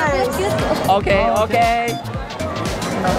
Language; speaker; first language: English; non-native, learner; Japanese